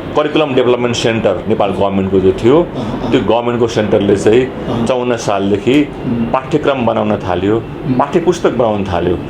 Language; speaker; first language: Nepali; non-native, local second language; Eastern Tamang